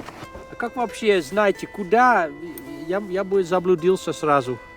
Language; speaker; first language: Russian; non-native, fluent; Dutch